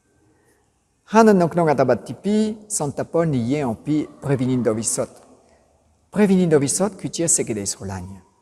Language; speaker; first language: Khmer; non-native, fluent; French